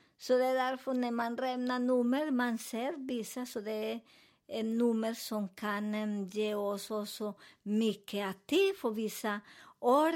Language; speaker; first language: Swedish; non-native, learner; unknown